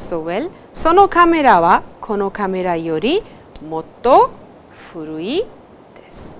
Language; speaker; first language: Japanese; non-native, fluent; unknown